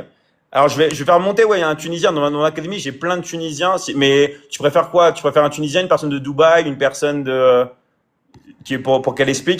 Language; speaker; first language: French; native; French